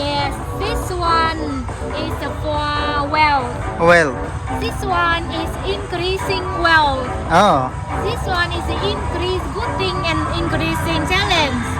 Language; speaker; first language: English; non-native, learner; Vietnamese